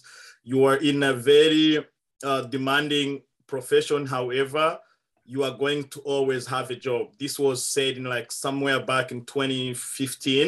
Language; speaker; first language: English; non-native, local second language; Kinyarwanda